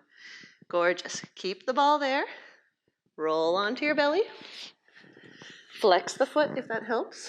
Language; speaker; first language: English; native; English